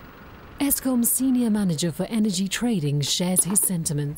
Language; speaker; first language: English; native; English